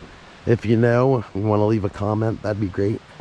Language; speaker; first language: English; native; English